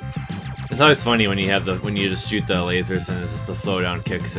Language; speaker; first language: English; native; English